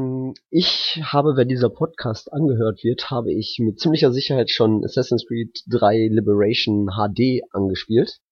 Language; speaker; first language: German; native; German